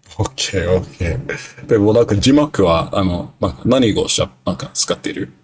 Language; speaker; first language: Japanese; non-native, learner; English